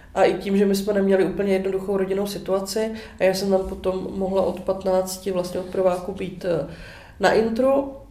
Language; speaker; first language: Czech; native; Czech